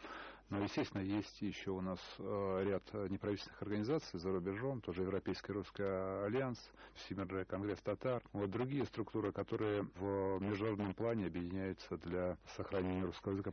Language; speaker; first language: Russian; native; Russian